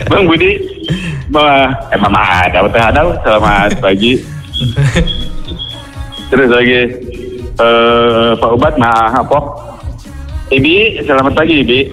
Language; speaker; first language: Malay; non-native, local second language; Sundanese